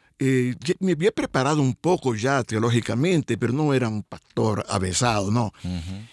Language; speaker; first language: Spanish; native; Spanish